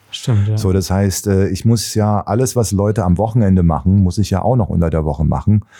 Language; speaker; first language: German; native; German